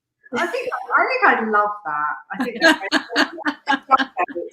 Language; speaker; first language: English; native; English